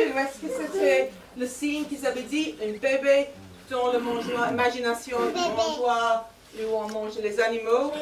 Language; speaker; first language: French; non-native, fluent; English